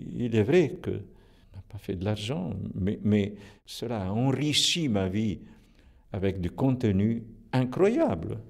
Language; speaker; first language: French; non-native, local second language; Italian